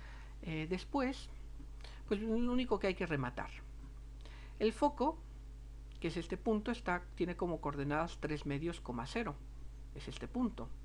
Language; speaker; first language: Spanish; native; Spanish